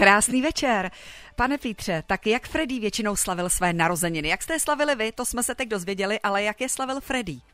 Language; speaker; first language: Czech; native; Czech